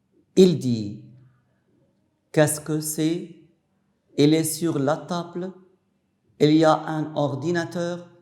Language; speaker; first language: French; non-native, fluent; Arabic